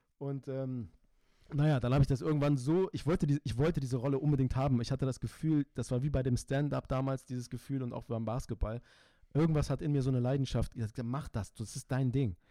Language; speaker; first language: German; early bilingual, other home language; Turkish